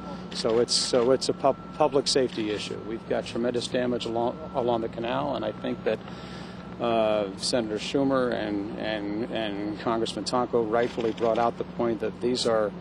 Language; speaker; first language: English; native; English